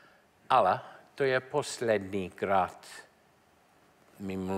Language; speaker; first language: Czech; non-native, learner; English